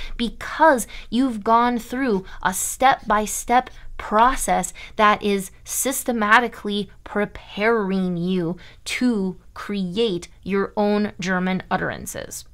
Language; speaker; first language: English; native; English